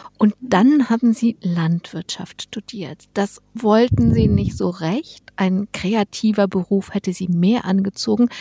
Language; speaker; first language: German; native; German